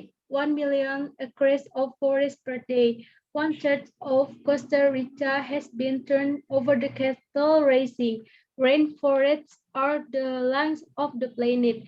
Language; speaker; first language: English; non-native, learner; Indonesian